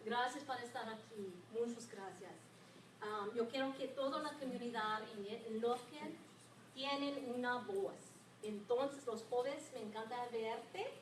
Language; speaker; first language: Spanish; non-native, learner; English